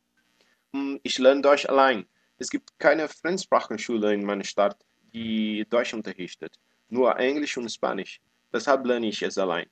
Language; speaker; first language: German; non-native, learner; Portuguese